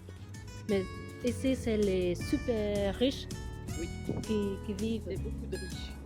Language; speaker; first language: French; non-native, learner; Vietnamese